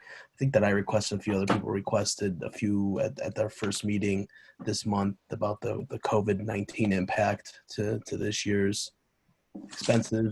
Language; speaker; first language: English; native; English